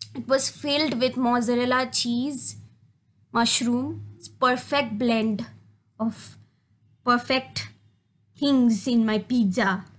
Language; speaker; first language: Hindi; non-native, local second language; Bangla